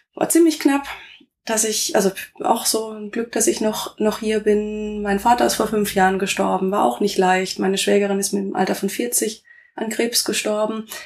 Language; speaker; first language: German; native; German